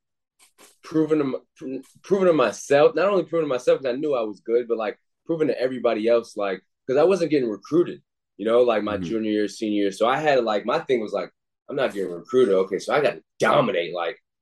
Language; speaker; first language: English; native; English